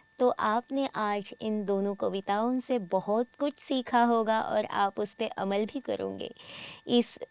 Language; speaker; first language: Hindi; native; Hindi